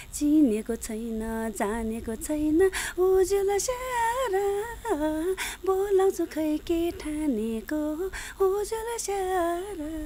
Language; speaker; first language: Nepali; non-native, local second language; Sherpa